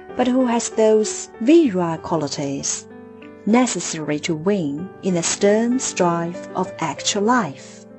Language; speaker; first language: English; non-native, fluent; Chinese